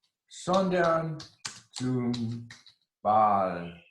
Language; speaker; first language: German; non-native, fluent; English